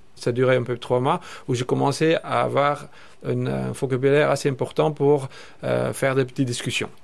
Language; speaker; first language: French; non-native, fluent; Dutch